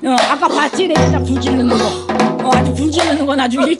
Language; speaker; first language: Korean; native; Korean